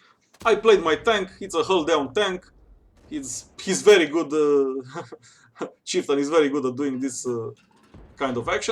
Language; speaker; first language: English; non-native, fluent; Romanian